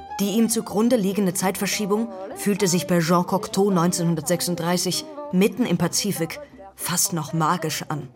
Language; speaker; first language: German; native; German